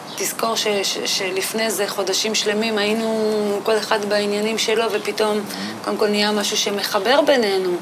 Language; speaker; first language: Hebrew; native; Hebrew